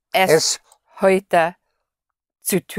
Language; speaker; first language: German; non-native, learner; English